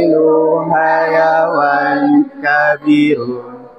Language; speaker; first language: Arabic; non-native, learner; Malay